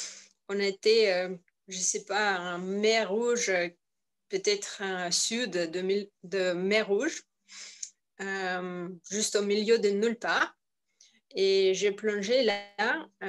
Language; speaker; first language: French; non-native, learner; Russian